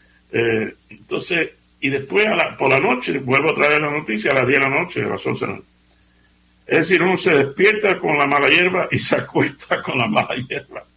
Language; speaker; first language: Spanish; native; Spanish